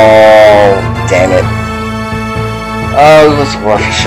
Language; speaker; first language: English; native; English